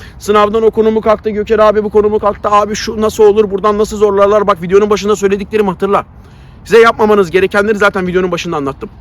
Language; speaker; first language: Turkish; native; Turkish